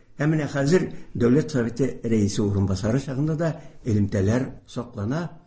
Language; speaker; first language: Tatar; native; Tatar